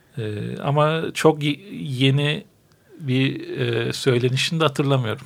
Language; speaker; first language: Turkish; native; Turkish